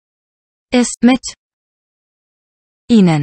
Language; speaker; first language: German; non-native, learner; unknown